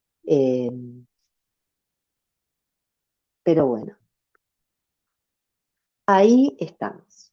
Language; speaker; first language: Spanish; native; Spanish